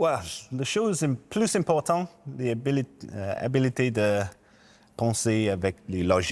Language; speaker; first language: French; non-native, learner; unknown